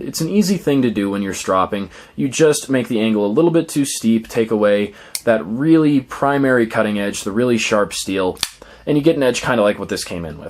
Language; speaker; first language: English; native; English